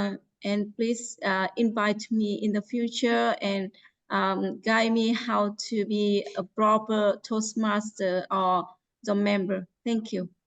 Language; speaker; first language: English; non-native, fluent; Vietnamese